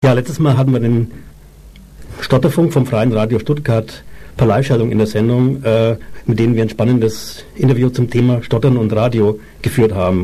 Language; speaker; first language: German; native; German